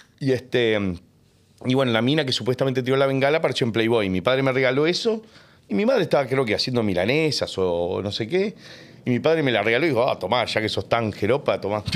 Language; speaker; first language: Spanish; native; Spanish